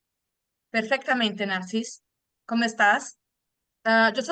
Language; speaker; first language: Spanish; non-native, fluent; Portuguese